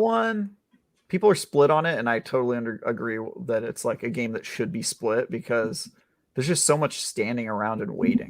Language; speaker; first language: English; native; English